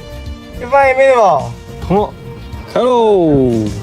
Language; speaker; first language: Chinese; native; Chinese